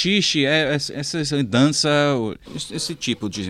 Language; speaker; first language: Portuguese; non-native, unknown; English